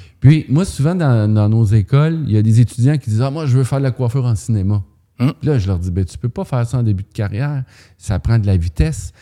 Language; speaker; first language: French; native; French